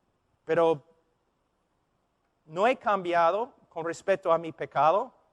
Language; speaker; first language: Spanish; non-native, fluent; English